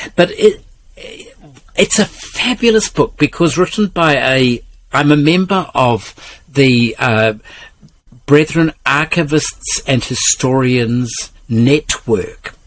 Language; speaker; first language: English; native; English